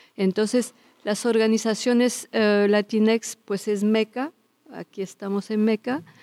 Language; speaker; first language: Spanish; early bilingual, heritage; Spanish